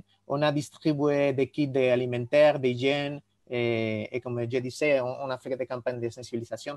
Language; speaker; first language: French; non-native, fluent; Spanish